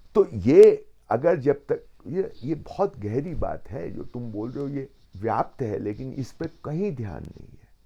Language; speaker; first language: Hindi; native; Hindi